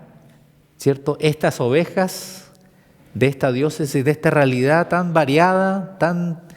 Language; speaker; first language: Spanish; native; Spanish